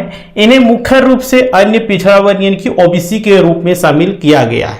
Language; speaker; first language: Hindi; native; Hindi